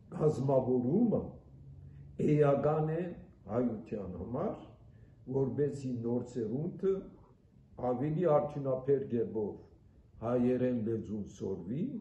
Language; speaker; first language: Armenian; early bilingual, heritage; Armenian